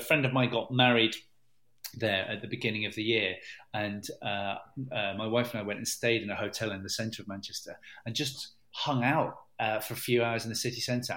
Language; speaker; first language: English; native; English